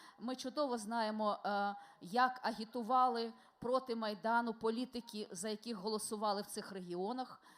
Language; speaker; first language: Ukrainian; non-native, local second language; Russian